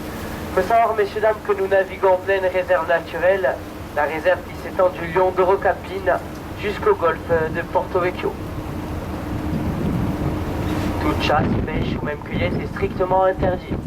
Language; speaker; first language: French; native; French